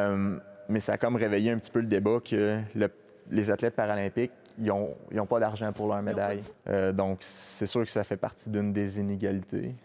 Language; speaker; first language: French; native; French